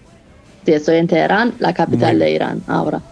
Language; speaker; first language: Spanish; non-native, fluent; Persian